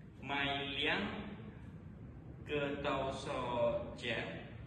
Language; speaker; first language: Chinese; non-native, learner; Indonesian